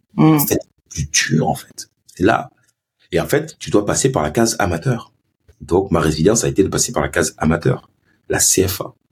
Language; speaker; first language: French; early bilingual, other home language; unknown